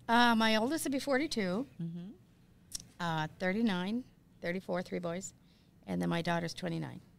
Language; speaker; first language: English; native; English